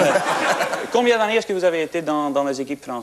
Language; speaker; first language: French; non-native, fluent; Dutch